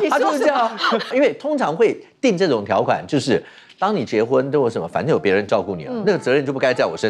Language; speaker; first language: Chinese; native; Chinese